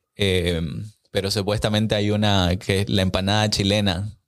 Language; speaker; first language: Spanish; native; Spanish